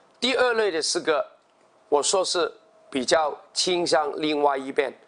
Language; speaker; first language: Chinese; non-native, local second language; Cantonese